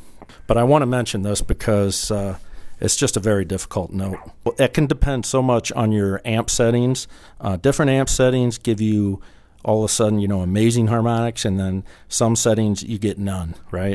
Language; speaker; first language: English; native; English